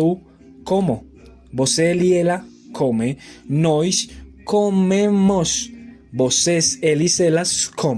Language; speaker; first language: Portuguese; non-native, fluent; Spanish